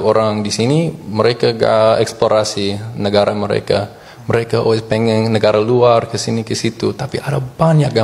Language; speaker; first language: Indonesian; non-native, learner; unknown